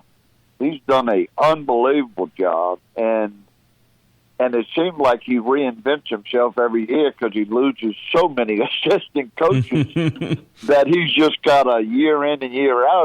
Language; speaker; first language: English; native; English